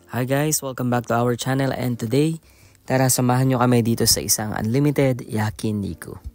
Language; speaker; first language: Filipino; non-native, local second language; Iloko